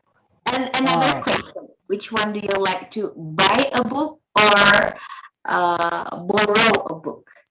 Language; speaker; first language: English; non-native, learner; Indonesian